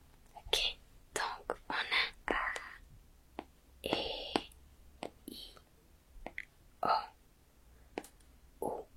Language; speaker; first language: French; non-native, fluent; Spanish